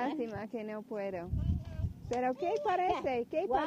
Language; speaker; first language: Spanish; non-native, learner; English